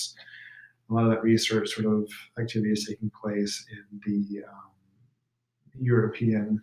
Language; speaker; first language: English; native; English